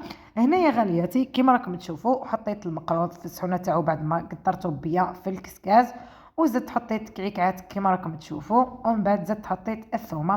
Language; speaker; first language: Arabic; native; Arabic